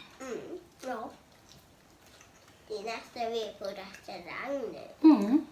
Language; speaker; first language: Swedish; early bilingual, other home language; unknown